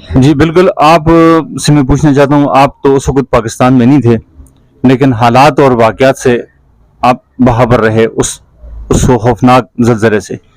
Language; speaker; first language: Urdu; non-native, local second language; Northern Hindko